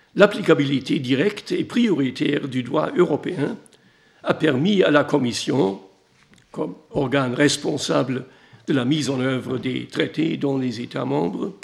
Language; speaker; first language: French; non-native, fluent; German